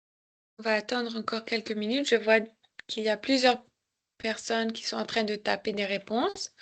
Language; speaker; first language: French; native; French